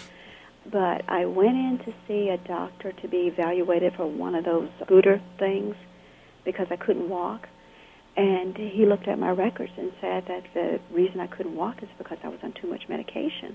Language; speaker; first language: English; native; English